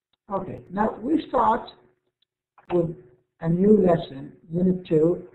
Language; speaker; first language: English; non-native, fluent; Arabic